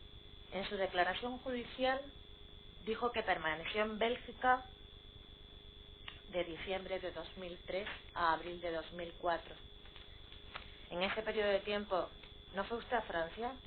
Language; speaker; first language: Spanish; native; Spanish